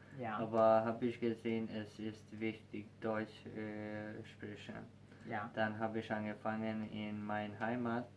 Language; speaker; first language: German; non-native, learner; Albanian